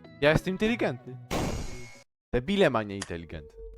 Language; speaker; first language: Polish; native; Polish